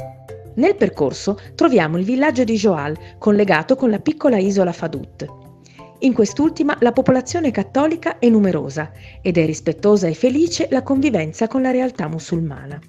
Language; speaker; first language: Italian; native; Italian